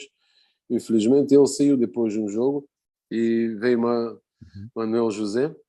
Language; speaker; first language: Portuguese; non-native, fluent; Bulgarian